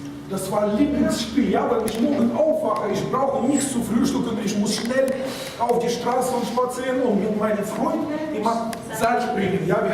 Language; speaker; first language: German; non-native, fluent; Russian